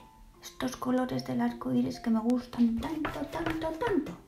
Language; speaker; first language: Spanish; native; Spanish